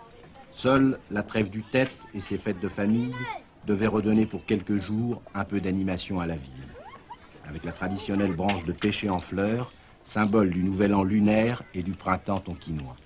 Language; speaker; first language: French; native; French